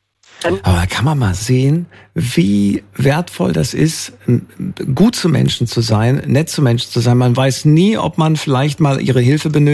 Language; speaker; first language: German; native; German